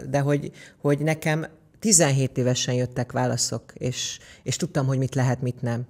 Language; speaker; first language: Hungarian; native; Hungarian